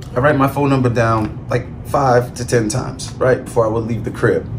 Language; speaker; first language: English; native; English